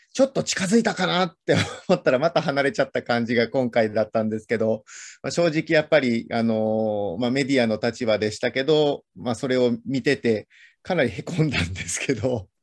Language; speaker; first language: Japanese; native; Japanese